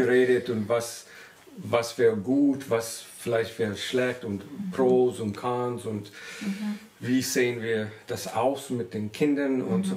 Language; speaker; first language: German; non-native, learner; English